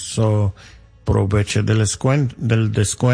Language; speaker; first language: Spanish; non-native, learner; English